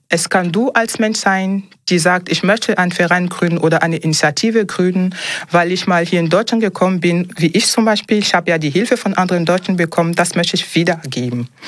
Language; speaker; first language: German; non-native, fluent; French